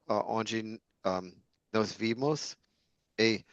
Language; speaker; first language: Portuguese; non-native, learner; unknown